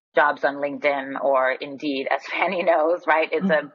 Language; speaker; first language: English; non-native, fluent; Danish